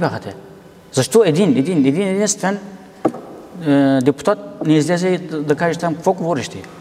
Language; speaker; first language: Bulgarian; non-native, local second language; Turkish